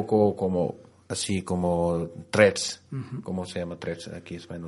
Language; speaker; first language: Spanish; non-native, learner; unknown